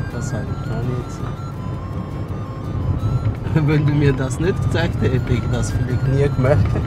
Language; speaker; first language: German; early bilingual, other home language; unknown